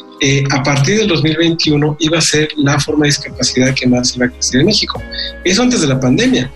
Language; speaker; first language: Spanish; native; Spanish